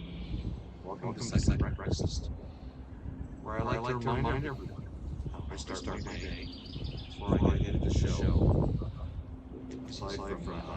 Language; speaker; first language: English; native; English